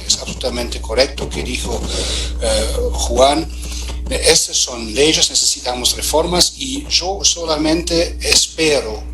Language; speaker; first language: Spanish; non-native, fluent; German